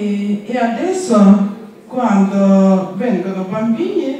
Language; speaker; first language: Italian; non-native, learner; Russian